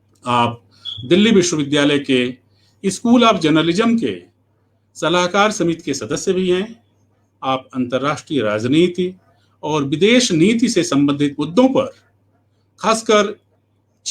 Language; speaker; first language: Hindi; native; Hindi